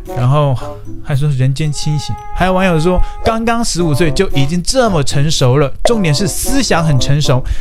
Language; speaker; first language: Chinese; native; Chinese